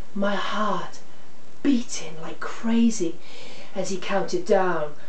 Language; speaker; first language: English; native; English